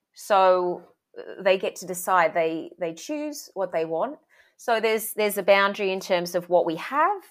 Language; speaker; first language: English; native; English